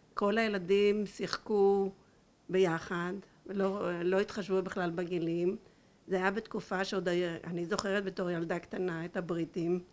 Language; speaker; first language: Hebrew; native; Hebrew